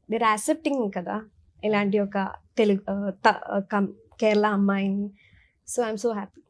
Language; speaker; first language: Telugu; non-native, learner; Malayalam